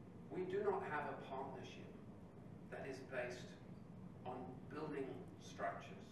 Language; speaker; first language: English; native; English